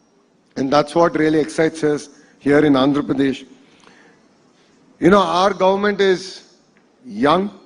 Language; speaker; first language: English; non-native, local second language; Telugu